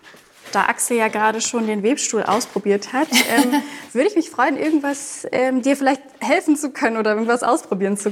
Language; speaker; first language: German; native; German